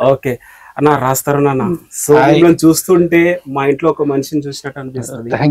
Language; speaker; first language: Telugu; native; Telugu